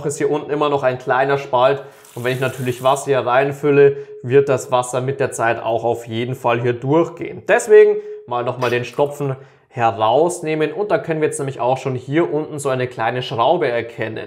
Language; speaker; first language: German; native; German